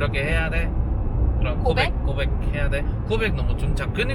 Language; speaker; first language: Korean; non-native, learner; Spanish